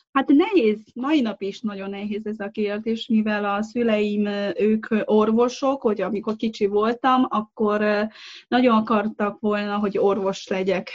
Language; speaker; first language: Hungarian; non-native, fluent; Chinese